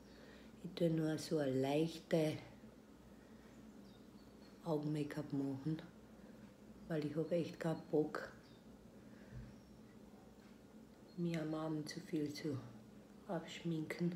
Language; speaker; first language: German; non-native, fluent; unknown